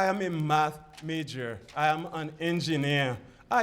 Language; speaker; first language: English; non-native, fluent; Haitian Creole